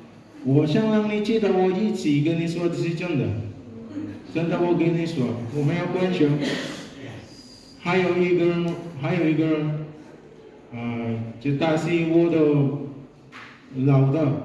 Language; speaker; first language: Chinese; non-native, learner; Indonesian